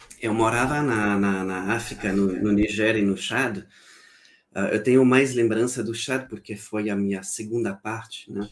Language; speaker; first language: Portuguese; non-native, fluent; French